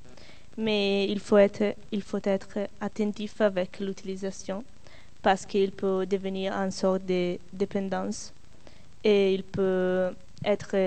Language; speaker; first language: French; non-native, learner; Italian